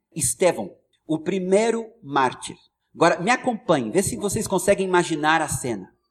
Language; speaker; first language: Portuguese; non-native, fluent; English